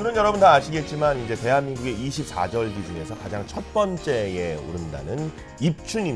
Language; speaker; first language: Korean; native; Korean